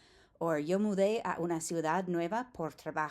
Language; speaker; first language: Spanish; non-native, fluent; English